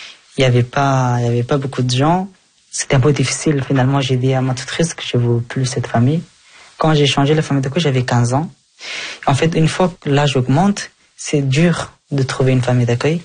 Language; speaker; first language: French; early bilingual, other home language; Persian